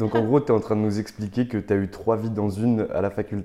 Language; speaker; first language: French; native; French